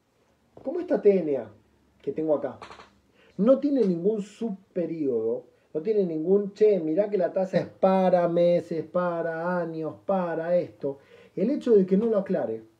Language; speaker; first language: Spanish; native; Spanish